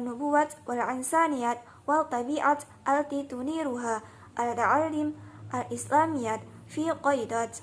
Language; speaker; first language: Arabic; non-native, learner; Indonesian